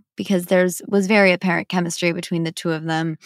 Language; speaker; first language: English; native; English